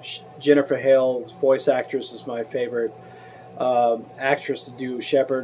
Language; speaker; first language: English; native; English